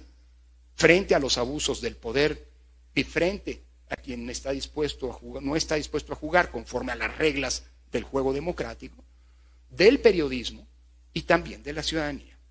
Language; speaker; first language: Spanish; native; Spanish